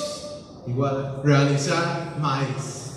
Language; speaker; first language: Portuguese; non-native, learner; English